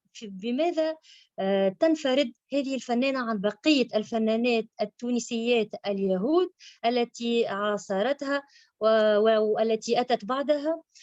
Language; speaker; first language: Arabic; native; Arabic